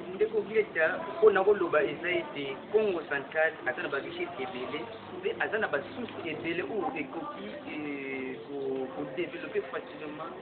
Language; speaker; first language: Lingala; non-native, local second language; Kongo